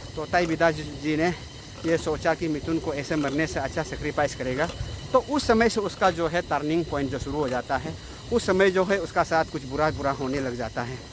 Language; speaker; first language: Hindi; non-native, local second language; Nyishi